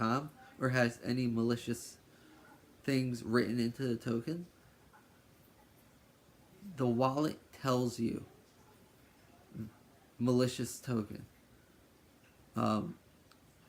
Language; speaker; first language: English; native; English